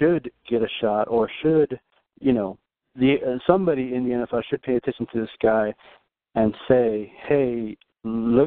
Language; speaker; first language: English; native; English